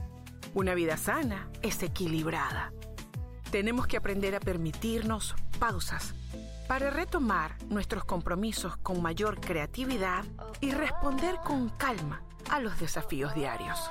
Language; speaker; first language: Spanish; native; Spanish